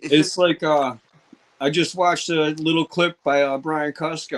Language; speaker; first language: English; native; English